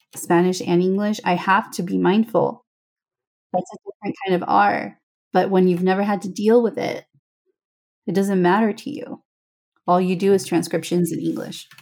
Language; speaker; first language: English; non-native, fluent; Spanish